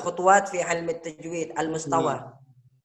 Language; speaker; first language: Arabic; non-native, fluent; Indonesian